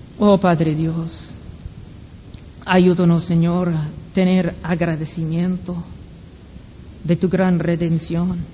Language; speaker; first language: Spanish; non-native, fluent; English